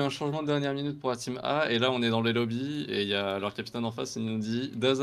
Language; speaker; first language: French; native; French